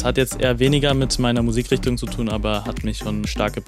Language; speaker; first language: German; native; German